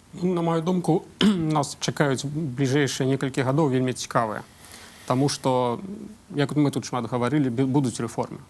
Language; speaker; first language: Belarusian; non-native, local second language; Russian